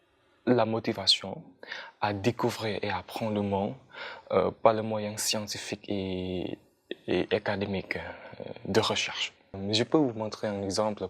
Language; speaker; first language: French; non-native, fluent; Khmer